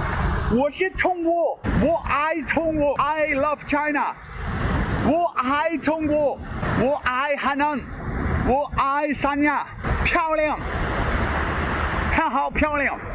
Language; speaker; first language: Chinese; non-native, learner; English